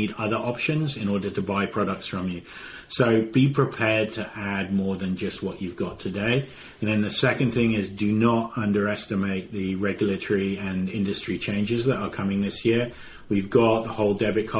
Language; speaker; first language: English; native; English